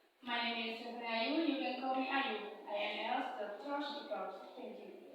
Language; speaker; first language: English; non-native, learner; Indonesian